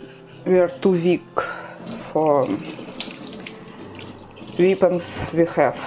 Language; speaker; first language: English; non-native, learner; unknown